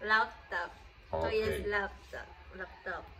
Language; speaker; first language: Polish; non-native, learner; Cebuano